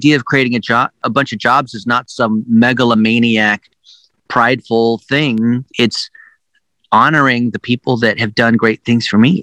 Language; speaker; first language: English; early bilingual, other home language; Chinese